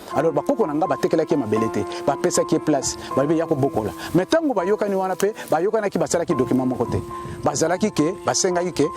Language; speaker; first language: Lingala; non-native, local second language; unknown